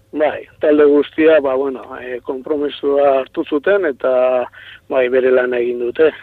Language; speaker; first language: Basque; non-native, local second language; Spanish